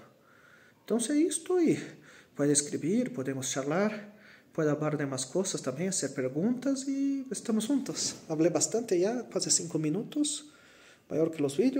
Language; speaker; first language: Spanish; non-native, fluent; Portuguese